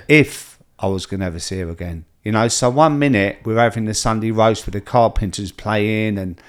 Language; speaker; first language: English; native; English